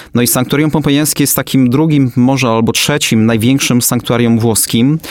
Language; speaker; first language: Polish; native; Polish